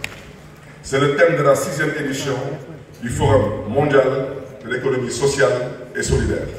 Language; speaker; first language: French; non-native, local second language; Wolof